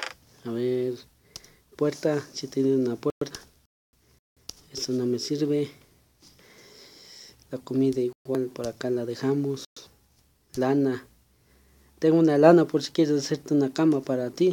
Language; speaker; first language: Spanish; native; Spanish